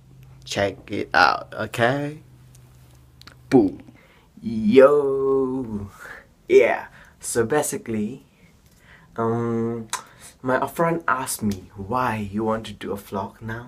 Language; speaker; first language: English; non-native, learner; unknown